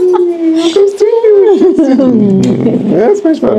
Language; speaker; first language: German; non-native, learner; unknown